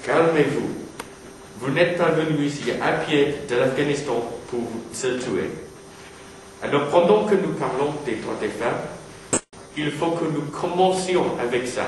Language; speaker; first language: French; non-native, learner; English